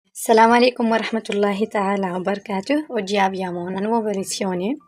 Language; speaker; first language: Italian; non-native, learner; Arabic